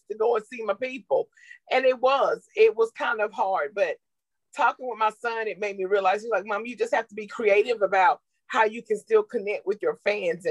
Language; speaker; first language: English; native; English